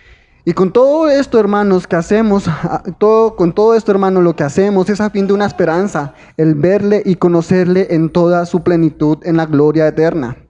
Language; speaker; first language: Spanish; native; Spanish